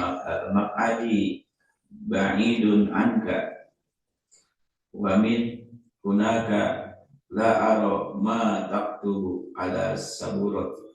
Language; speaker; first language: Arabic; non-native, learner; Indonesian